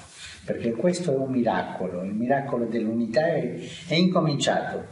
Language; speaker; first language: Italian; non-native, fluent; Spanish